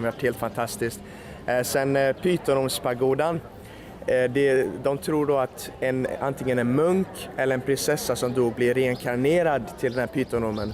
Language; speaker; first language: Swedish; native; Swedish